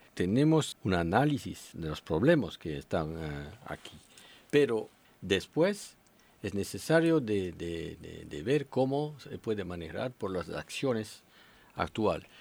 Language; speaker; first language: Spanish; non-native, fluent; French